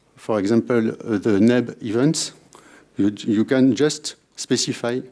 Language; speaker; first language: English; non-native, fluent; French